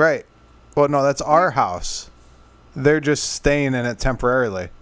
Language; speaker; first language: English; native; English